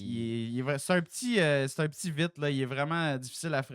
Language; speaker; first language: French; native; French